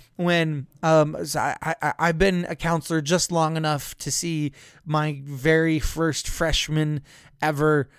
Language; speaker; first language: English; native; English